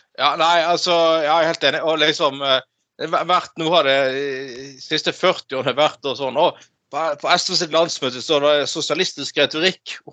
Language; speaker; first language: Norwegian; native; Norwegian